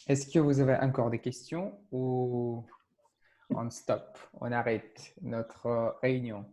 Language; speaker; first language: French; non-native, fluent; Russian